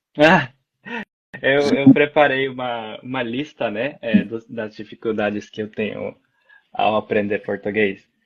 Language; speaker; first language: Portuguese; non-native, fluent; Japanese